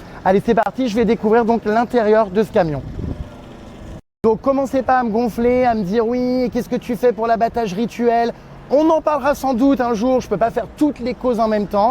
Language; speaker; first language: French; native; French